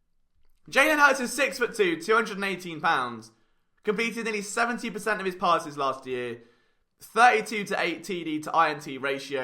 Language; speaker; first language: English; native; English